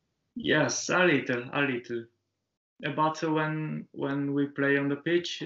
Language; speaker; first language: English; non-native, learner; Japanese